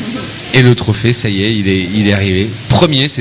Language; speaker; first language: French; native; French